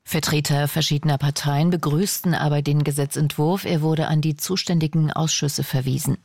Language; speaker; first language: German; native; German